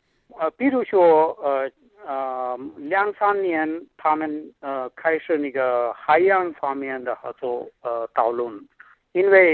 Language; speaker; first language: Chinese; non-native, fluent; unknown